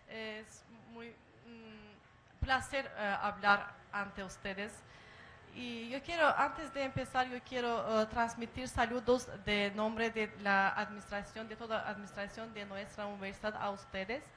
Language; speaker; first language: Spanish; non-native, fluent; Azerbaijani